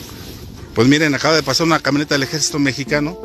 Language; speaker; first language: Spanish; native; Spanish